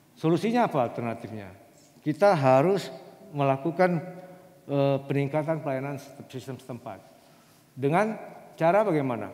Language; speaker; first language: Indonesian; native; Indonesian